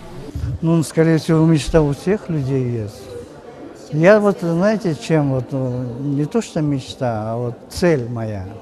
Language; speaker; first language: Russian; native; Russian